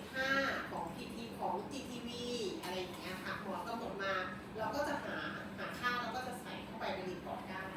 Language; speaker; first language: Thai; native; Thai